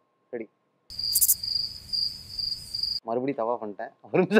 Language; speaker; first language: Tamil; native; Tamil